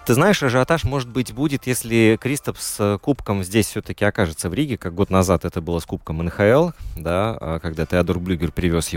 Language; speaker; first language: Russian; native; Russian